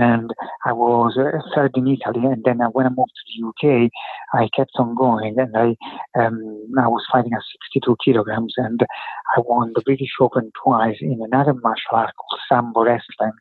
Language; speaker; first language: English; non-native, fluent; Italian